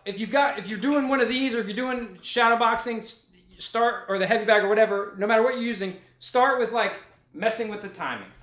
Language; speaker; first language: English; native; English